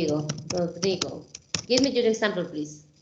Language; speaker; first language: English; non-native, learner; Spanish